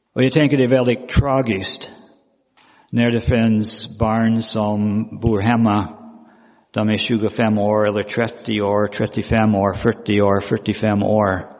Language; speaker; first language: Swedish; non-native, fluent; English